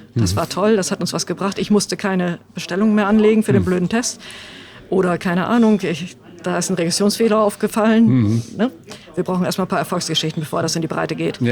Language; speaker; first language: German; native; German